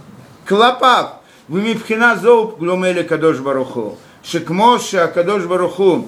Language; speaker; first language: Hebrew; non-native, fluent; Russian